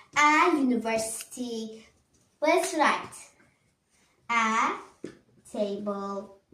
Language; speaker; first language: English; non-native, learner; Azerbaijani